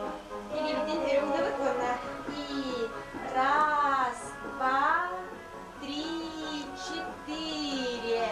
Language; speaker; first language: Russian; non-native, local second language; Yakut